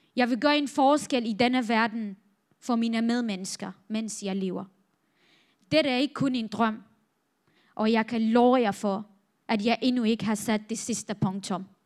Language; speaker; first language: Danish; non-native, fluent; Central Kurdish